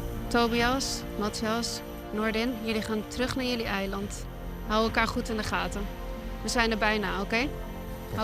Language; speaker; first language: Dutch; native; Dutch